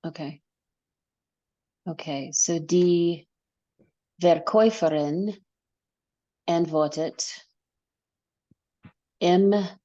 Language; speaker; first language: German; non-native, learner; English